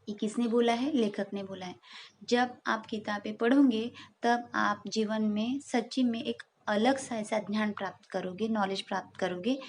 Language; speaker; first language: Hindi; non-native, local second language; Marathi